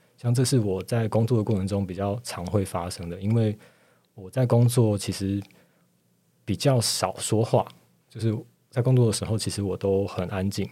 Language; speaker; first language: Chinese; native; Chinese